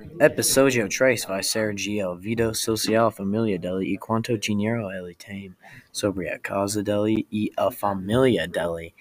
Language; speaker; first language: Portuguese; non-native, learner; English